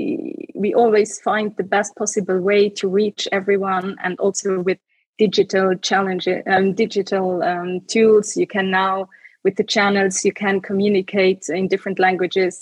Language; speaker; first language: English; non-native, fluent; Luxembourgish